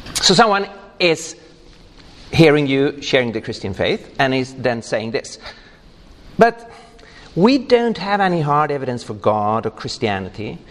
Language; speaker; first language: English; non-native, fluent; Swedish